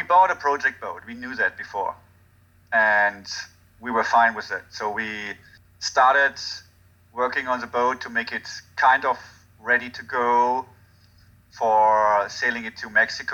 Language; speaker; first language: English; non-native, fluent; German